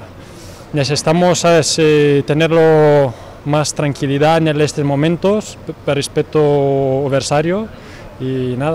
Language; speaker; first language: Spanish; non-native, learner; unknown